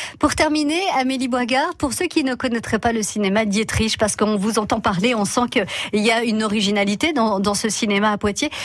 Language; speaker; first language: French; native; French